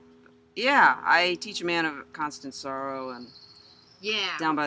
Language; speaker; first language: English; native; English